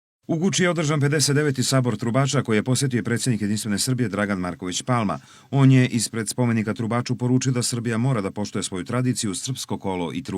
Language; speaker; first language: Serbian; native; Serbian